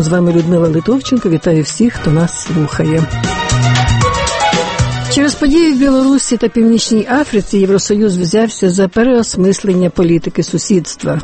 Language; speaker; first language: Ukrainian; native; Ukrainian